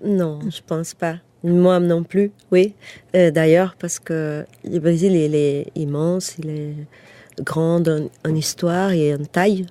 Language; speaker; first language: French; non-native, fluent; Portuguese